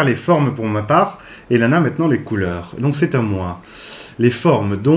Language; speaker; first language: French; native; French